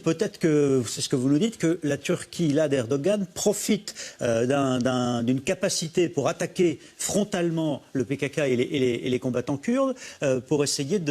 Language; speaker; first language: French; native; French